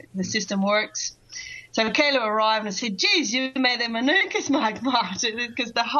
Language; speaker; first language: English; non-native, fluent; Portuguese